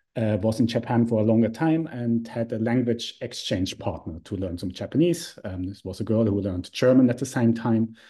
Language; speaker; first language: English; non-native, fluent; Swiss German